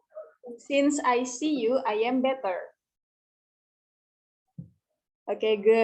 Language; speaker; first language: English; non-native, fluent; Indonesian